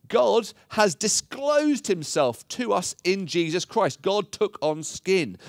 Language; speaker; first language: English; native; English